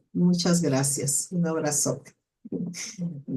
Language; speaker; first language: Spanish; native; Spanish